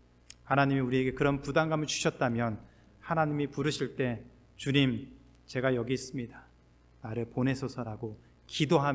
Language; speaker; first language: Korean; native; Korean